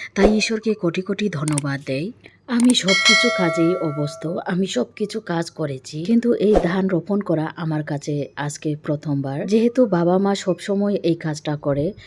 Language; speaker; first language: Bangla; non-native, local second language; Bodo